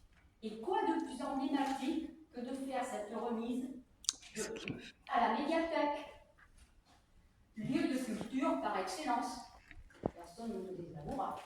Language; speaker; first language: French; native; French